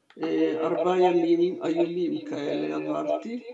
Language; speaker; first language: Hebrew; non-native, fluent; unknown